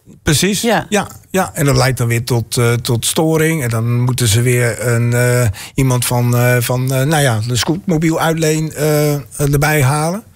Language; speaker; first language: Dutch; native; Dutch